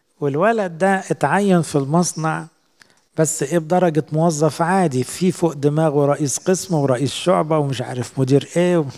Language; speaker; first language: Arabic; native; Arabic